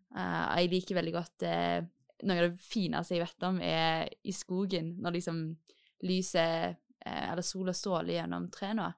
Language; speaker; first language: Norwegian; native; Norwegian